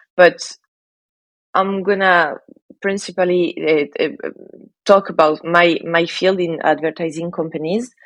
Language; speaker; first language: English; non-native, fluent; French